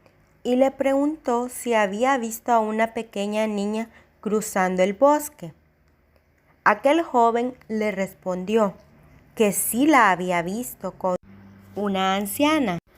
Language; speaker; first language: Spanish; native; Spanish